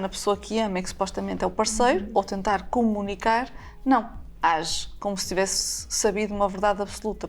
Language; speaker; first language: Portuguese; native; Portuguese